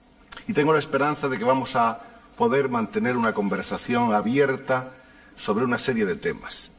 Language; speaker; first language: Spanish; native; Spanish